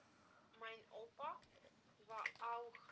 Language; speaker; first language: German; non-native, learner; Macedonian